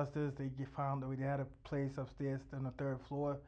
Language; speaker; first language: English; native; English